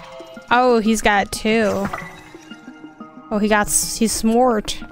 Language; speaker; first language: English; native; English